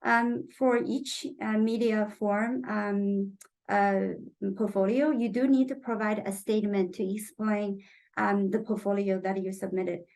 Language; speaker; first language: English; non-native, fluent; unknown